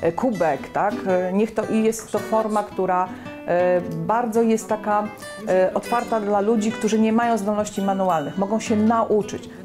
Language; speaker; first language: Polish; native; Polish